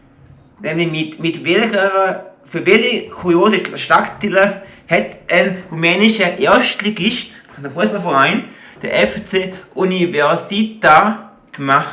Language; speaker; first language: German; native; German